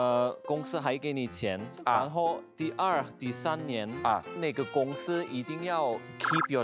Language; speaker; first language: Chinese; non-native, learner; German